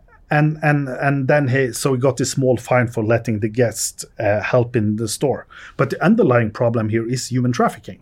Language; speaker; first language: English; non-native, fluent; Norwegian